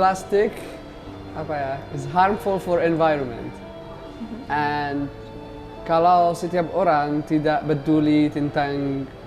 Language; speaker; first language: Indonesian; non-native, learner; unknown